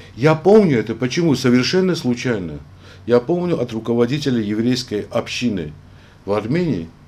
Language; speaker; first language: Russian; non-native, local second language; Armenian